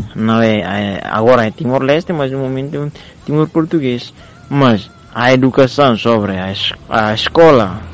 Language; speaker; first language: Portuguese; non-native, fluent; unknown